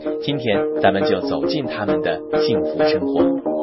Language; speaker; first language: Chinese; native; Chinese